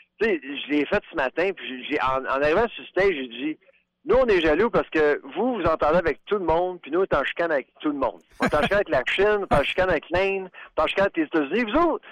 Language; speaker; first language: French; native; French